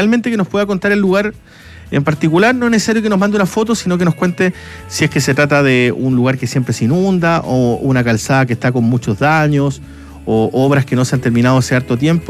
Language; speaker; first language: Spanish; native; Spanish